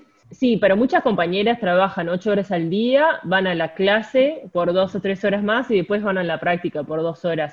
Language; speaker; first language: Spanish; native; Spanish